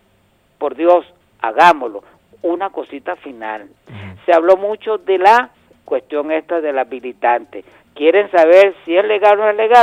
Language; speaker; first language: Spanish; native; Spanish